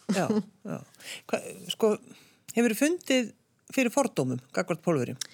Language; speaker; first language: Icelandic; native; Icelandic